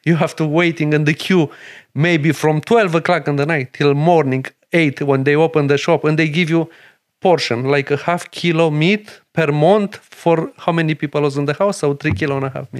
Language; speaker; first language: English; non-native, learner; Romanian